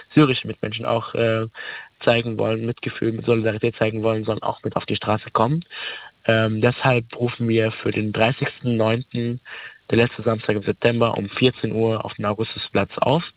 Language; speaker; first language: German; early bilingual, other home language; Arabic